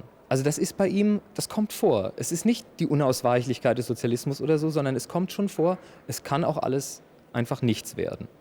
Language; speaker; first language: German; native; German